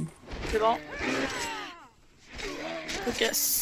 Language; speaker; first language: French; native; French